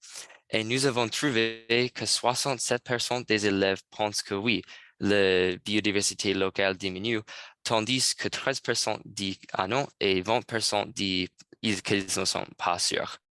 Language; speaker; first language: French; non-native, learner; English